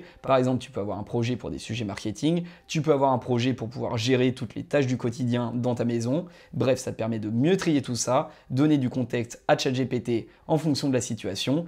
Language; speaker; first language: French; native; French